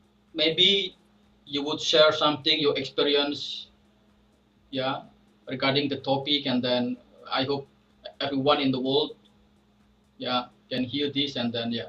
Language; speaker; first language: English; non-native, fluent; Indonesian